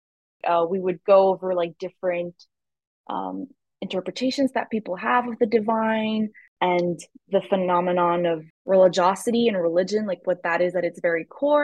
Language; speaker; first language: English; native; English